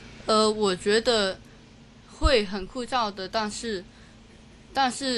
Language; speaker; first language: Chinese; non-native, local second language; Cantonese